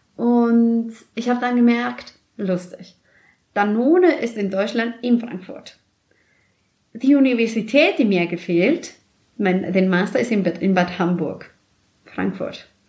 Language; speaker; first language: German; non-native, fluent; Spanish